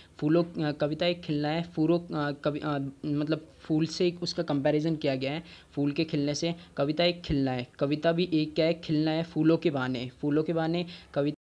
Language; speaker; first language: Hindi; native; Hindi